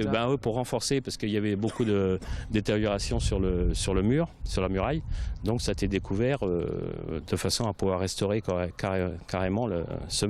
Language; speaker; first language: French; native; French